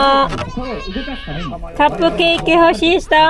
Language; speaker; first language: Japanese; non-native, learner; Filipino